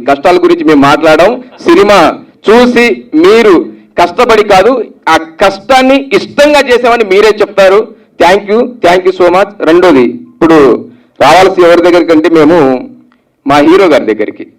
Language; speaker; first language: Telugu; native; Telugu